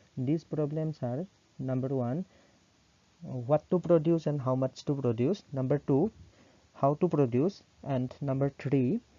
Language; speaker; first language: English; non-native, local second language; Assamese